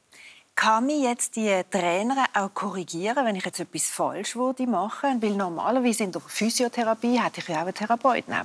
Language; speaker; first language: German; native; German